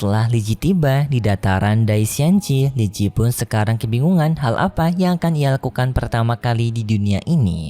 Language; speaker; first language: Indonesian; native; Indonesian